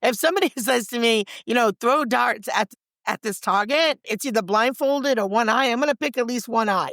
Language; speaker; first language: English; native; English